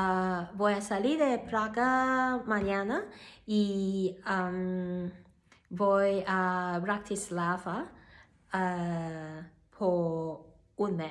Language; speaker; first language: Spanish; non-native, learner; Cantonese